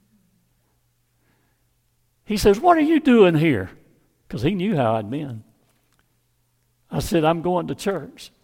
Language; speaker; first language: English; native; English